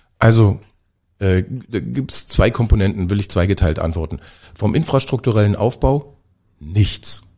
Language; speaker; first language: German; native; German